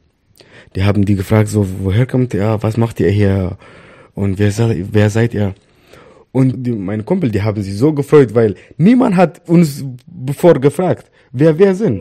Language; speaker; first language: German; non-native, learner; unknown